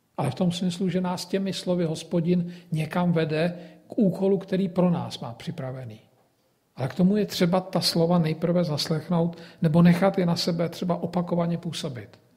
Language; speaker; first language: Czech; native; Czech